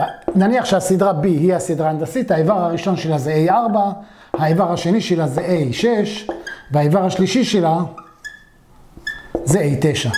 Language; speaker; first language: Hebrew; native; Hebrew